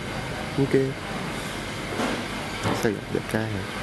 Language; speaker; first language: Vietnamese; non-native, fluent; Japanese